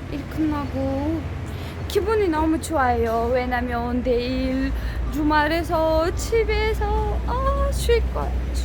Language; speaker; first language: Korean; non-native, learner; Uzbek